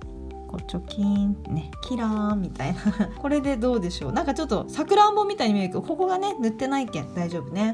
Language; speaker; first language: Japanese; native; Japanese